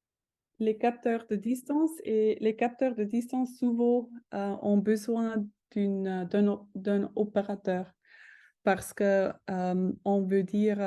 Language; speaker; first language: French; non-native, fluent; German